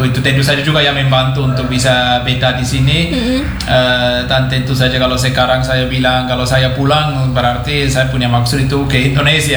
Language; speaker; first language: Indonesian; non-native, fluent; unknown